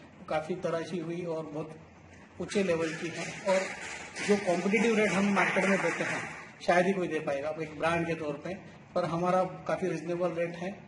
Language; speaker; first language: Hindi; native; Hindi